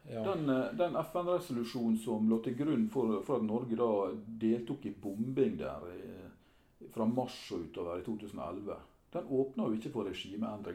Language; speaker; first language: Norwegian; native; Norwegian